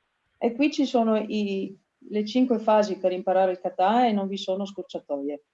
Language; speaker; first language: Italian; native; Italian